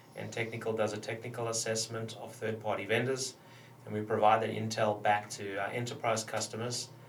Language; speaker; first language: English; native; English